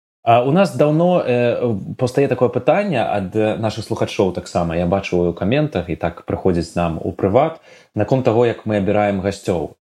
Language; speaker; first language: Belarusian; non-native, local second language; Russian